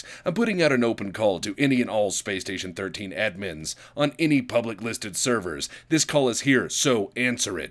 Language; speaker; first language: English; native; English